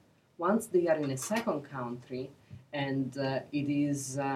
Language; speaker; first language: English; non-native, fluent; Italian